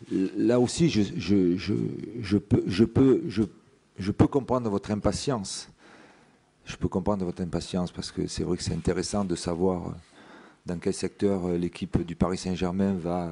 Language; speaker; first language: French; native; French